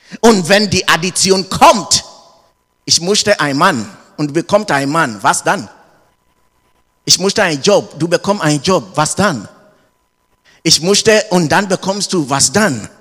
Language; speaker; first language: German; non-native, learner; English